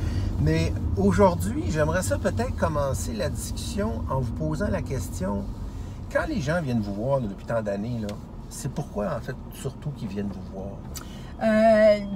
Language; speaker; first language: French; native; French